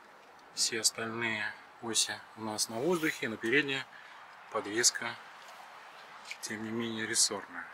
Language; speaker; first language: Russian; native; Russian